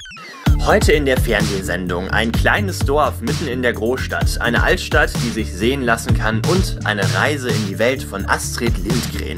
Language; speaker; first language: German; native; German